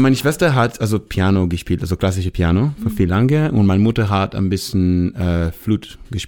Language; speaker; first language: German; non-native, learner; Hebrew